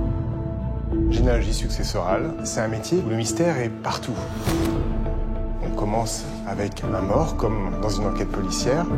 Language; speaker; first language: French; native; French